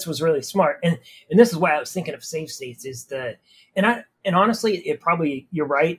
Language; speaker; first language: English; native; English